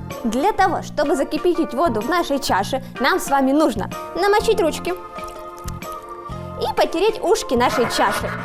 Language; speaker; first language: Russian; native; Russian